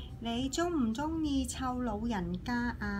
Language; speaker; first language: Cantonese; native; Cantonese